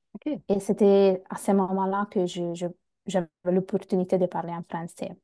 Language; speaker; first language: French; non-native, fluent; Bangla